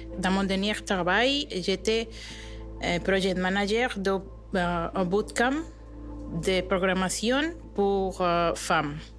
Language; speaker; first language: French; non-native, learner; Spanish